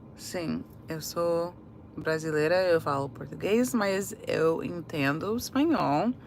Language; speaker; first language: Portuguese; early bilingual, other home language; English